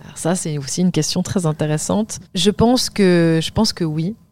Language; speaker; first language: French; native; French